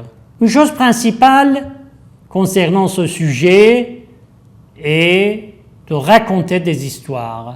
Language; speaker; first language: French; non-native, fluent; Persian